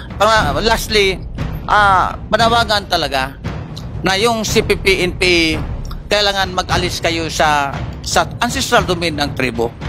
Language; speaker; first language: Filipino; non-native, local second language; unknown